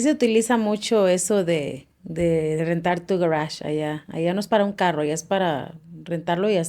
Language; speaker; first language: Spanish; native; Spanish